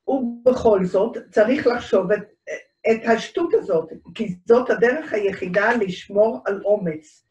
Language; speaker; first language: Hebrew; early bilingual, other home language; Dutch